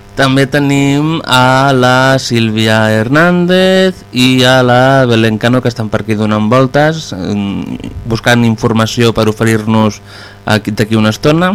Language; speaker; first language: Catalan; native; Catalan